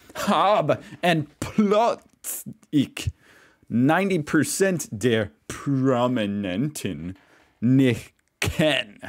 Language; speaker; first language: German; non-native, learner; English